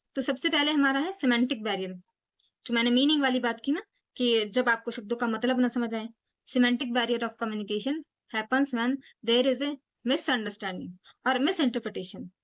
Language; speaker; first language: Hindi; native; Hindi